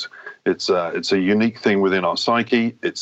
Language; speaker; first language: English; native; English